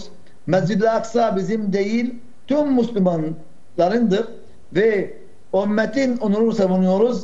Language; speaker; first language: Turkish; non-native, fluent; Arabic